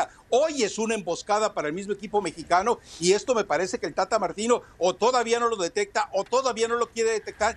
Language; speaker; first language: Spanish; native; Spanish